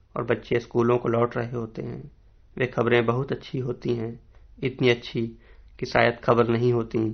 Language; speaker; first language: Hindi; native; Hindi